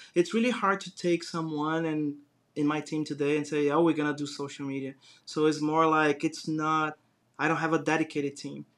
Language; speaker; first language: English; non-native, fluent; Portuguese